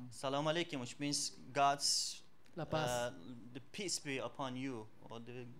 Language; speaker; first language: English; non-native, fluent; Uzbek